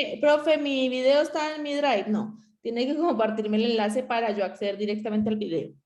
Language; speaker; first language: Spanish; native; Spanish